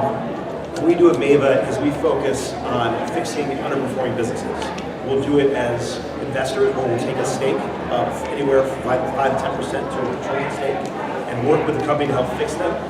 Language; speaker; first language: English; native; English